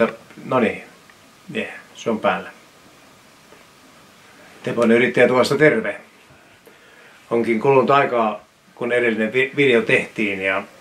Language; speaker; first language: Finnish; native; Finnish